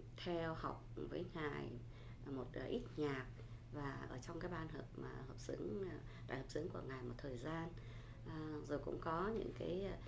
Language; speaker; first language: Vietnamese; native; Vietnamese